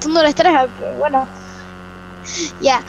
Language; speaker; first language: Spanish; native; Spanish